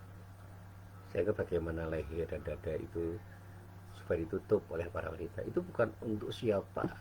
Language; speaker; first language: Indonesian; native; Indonesian